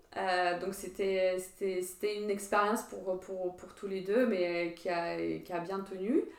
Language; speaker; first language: French; non-native, fluent; Ukrainian